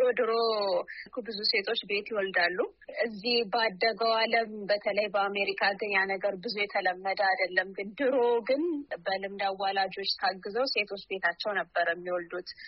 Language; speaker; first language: Amharic; non-native, local second language; Oromo